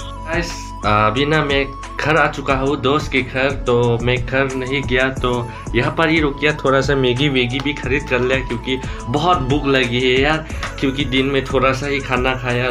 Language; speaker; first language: Hindi; non-native, learner; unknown